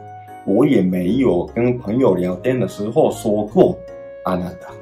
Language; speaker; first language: Chinese; non-native, fluent; Japanese